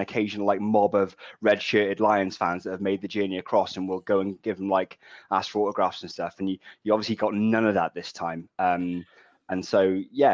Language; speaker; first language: English; native; English